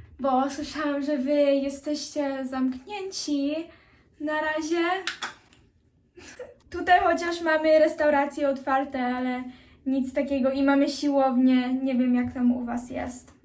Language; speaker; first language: Polish; early bilingual, heritage; Polish